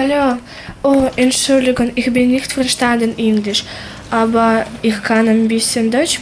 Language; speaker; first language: German; non-native, learner; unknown